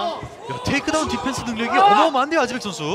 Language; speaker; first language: Korean; native; Korean